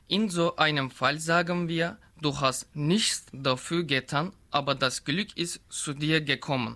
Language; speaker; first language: German; non-native, learner; Turkish